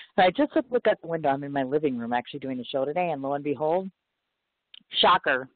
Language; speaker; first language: English; native; English